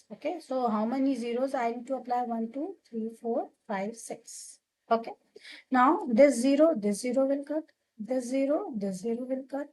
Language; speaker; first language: English; non-native, local second language; Hindi